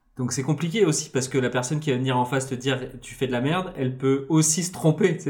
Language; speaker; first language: French; native; French